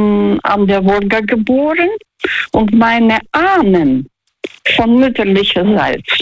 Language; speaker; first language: German; non-native, fluent; Russian